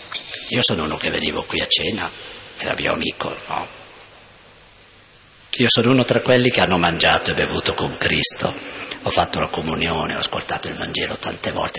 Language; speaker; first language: Italian; native; Italian